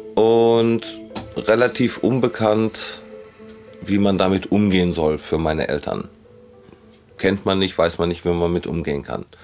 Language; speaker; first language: German; native; German